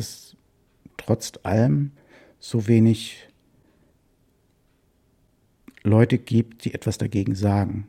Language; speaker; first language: German; native; German